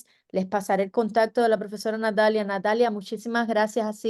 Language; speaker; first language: Spanish; native; Spanish